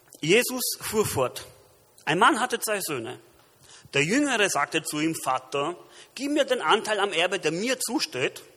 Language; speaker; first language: German; early bilingual, other home language; Romanian